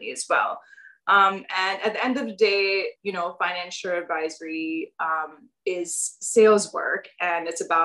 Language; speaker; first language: English; non-native, local second language; Urdu